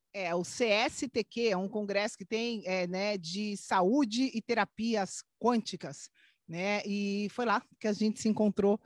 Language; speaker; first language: Portuguese; native; Portuguese